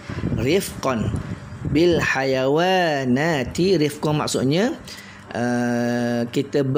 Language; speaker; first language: Malay; native; Malay